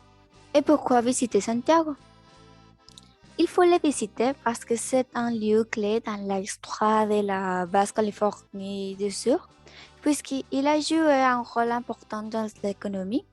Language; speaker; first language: French; non-native, learner; Spanish